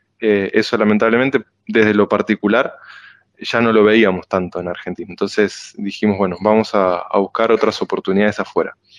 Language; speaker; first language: Spanish; native; Spanish